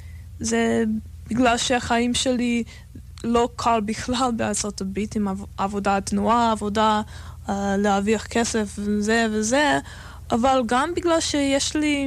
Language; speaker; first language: Hebrew; non-native, fluent; English